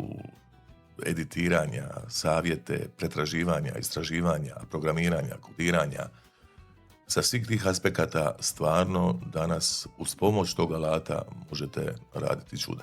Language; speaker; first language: Bosnian; native; Bosnian